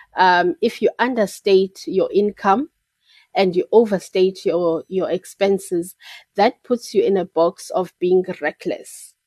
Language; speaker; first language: English; non-native, local second language; Xhosa